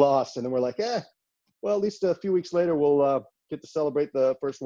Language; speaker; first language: English; native; English